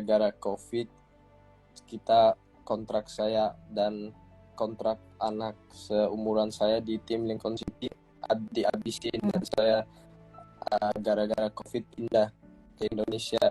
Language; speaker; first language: Indonesian; early bilingual, heritage; English